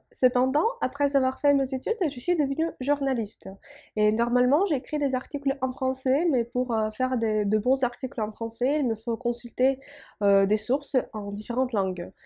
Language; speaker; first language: French; non-native, fluent; Russian